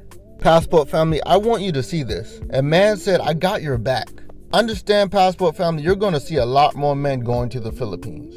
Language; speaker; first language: English; native; English